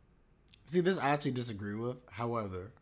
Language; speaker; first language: English; native; English